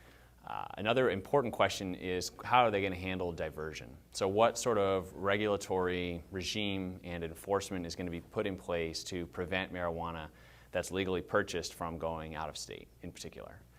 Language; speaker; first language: English; native; English